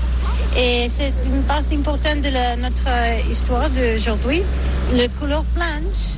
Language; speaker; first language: French; non-native, learner; Catalan